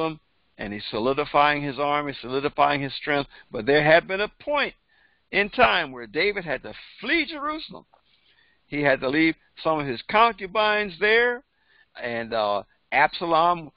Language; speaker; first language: English; native; English